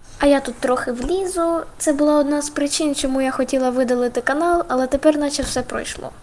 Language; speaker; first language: Ukrainian; native; Ukrainian